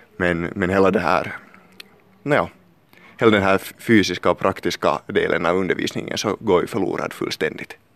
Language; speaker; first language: Swedish; native; Swedish